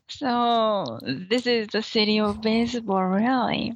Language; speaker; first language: English; non-native, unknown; Japanese